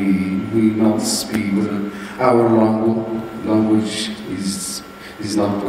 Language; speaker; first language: English; non-native, learner; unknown